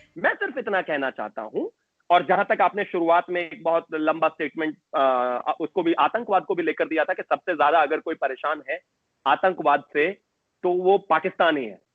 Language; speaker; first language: Hindi; native; Hindi